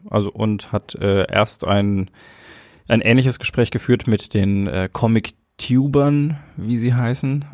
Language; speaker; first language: German; native; German